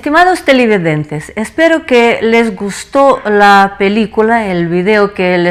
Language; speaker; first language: Spanish; non-native, fluent; Russian